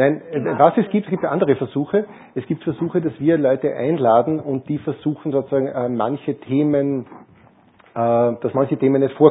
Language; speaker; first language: German; native; German